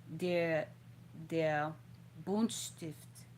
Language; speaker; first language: German; non-native, learner; English